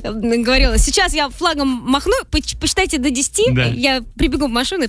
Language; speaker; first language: Russian; native; Russian